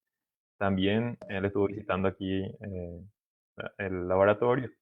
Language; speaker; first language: Spanish; native; Spanish